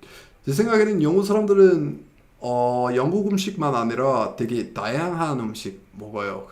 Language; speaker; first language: Korean; non-native, fluent; English